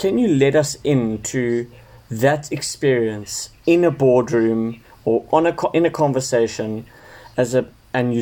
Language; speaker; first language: English; native; English